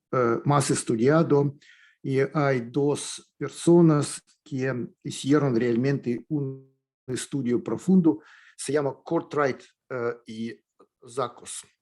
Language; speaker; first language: Spanish; non-native, fluent; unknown